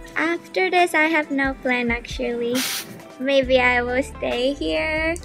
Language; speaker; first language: English; non-native, fluent; Japanese